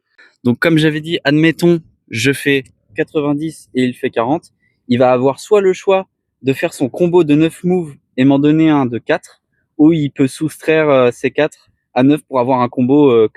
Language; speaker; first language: French; native; French